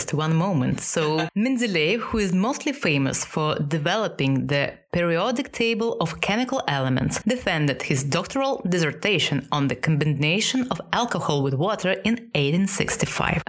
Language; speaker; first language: English; non-native, fluent; Russian